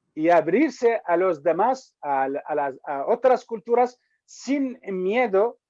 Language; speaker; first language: Spanish; non-native, fluent; Arabic